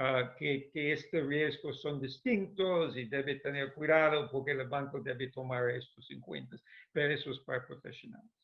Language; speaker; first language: Spanish; non-native, fluent; English